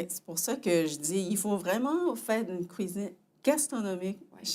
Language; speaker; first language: French; non-native, fluent; Chinese